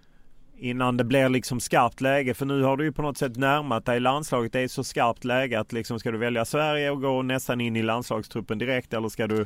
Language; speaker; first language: Swedish; native; Swedish